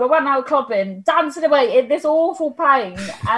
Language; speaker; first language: English; native; English